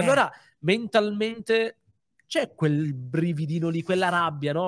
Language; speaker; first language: Italian; native; Italian